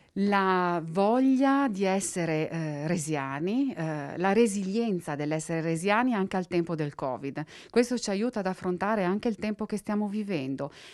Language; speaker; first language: Italian; non-native, local second language; Slovenian